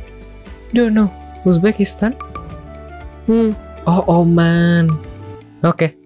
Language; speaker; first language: English; non-native, learner; Indonesian